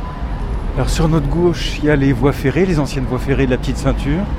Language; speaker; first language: French; native; French